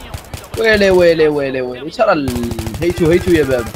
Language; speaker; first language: Arabic; native; Arabic